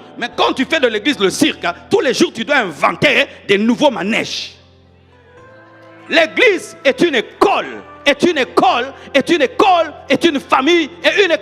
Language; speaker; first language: French; non-native, local second language; Lingala